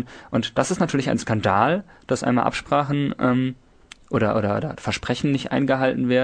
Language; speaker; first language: German; native; German